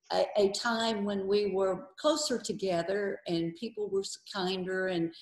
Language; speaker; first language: English; native; English